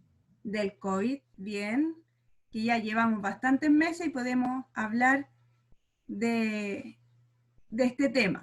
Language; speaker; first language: Spanish; native; Spanish